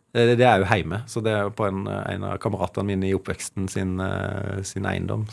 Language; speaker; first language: Norwegian; native; Norwegian